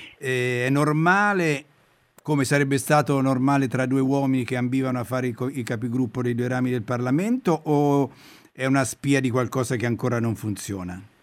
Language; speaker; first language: Italian; native; Italian